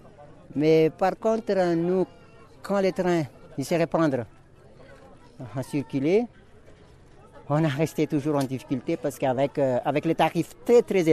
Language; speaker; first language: French; non-native, local second language; Malagasy